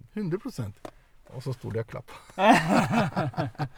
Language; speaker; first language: Norwegian; early bilingual, other home language; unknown